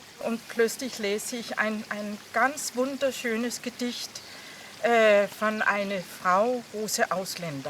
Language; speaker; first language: German; non-native, fluent; Danish